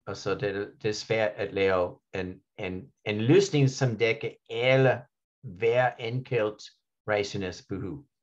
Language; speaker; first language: Danish; non-native, fluent; English